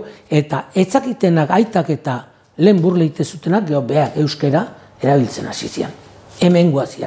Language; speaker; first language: Basque; native; Basque